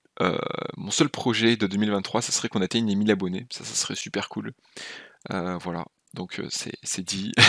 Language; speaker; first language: French; native; French